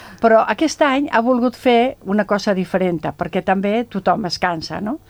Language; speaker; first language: Catalan; non-native, local second language; Spanish